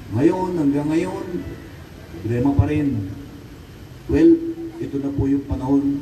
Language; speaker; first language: Filipino; native; Filipino